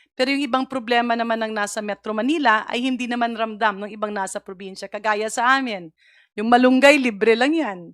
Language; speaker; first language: Filipino; non-native, local second language; Cebuano